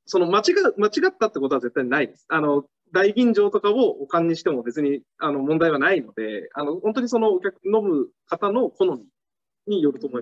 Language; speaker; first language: Japanese; native; Japanese